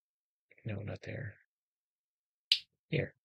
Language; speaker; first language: English; native; English